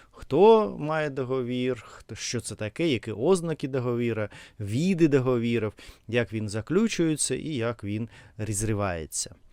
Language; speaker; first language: Ukrainian; non-native, learner; Russian